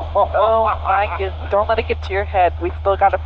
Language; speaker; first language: English; native; English